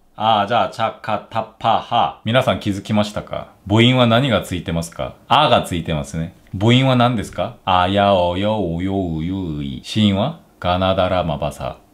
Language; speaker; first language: Japanese; non-native, fluent; Korean